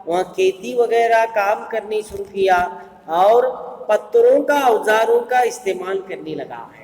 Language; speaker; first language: Hindi; non-native, local second language; Kannada